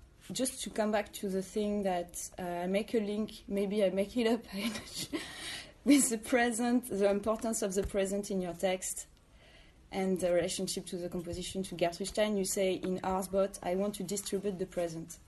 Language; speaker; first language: English; non-native, fluent; French